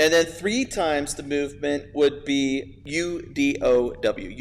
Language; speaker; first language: English; native; English